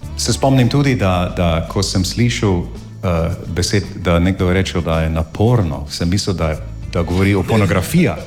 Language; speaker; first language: Slovenian; non-native, fluent; English